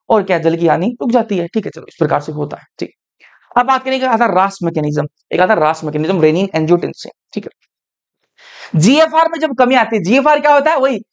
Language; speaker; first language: Hindi; native; Hindi